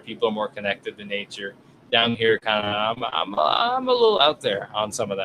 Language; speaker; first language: English; native; English